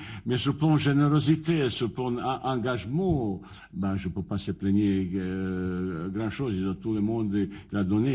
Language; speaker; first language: French; non-native, learner; Bosnian